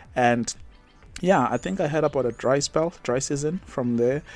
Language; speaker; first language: English; non-native, local second language; Zulu